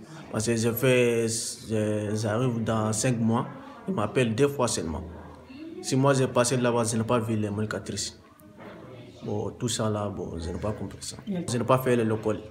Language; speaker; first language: French; non-native, learner; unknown